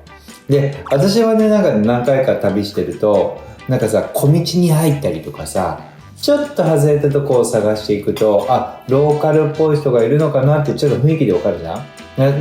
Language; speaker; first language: Japanese; native; Japanese